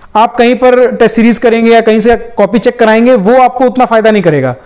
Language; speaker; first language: Hindi; native; Hindi